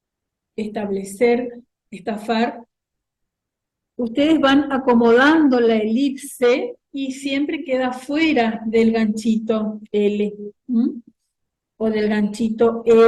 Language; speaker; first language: Spanish; native; Spanish